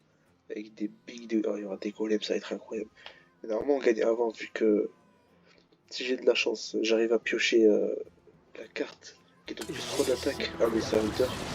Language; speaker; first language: French; native; French